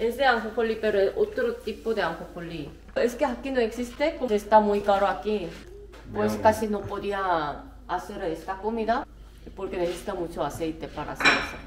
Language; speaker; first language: Spanish; non-native, fluent; Korean